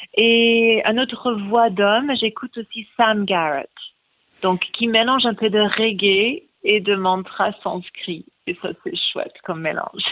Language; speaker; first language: French; non-native, fluent; English